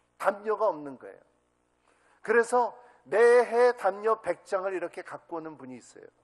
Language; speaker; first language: Korean; native; Korean